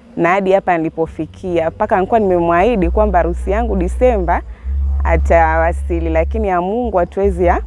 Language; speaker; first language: Swahili; non-native, local second language; Luo (Kenya and Tanzania)